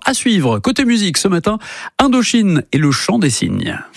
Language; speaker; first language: French; native; French